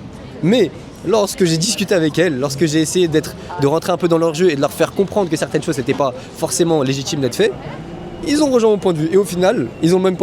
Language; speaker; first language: French; native; French